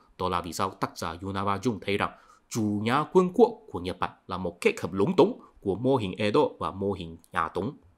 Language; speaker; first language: Vietnamese; non-native, fluent; Chinese